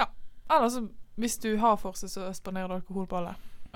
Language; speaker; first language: Norwegian; native; Norwegian